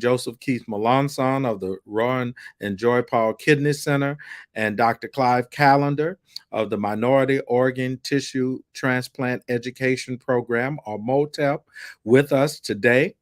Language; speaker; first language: English; native; English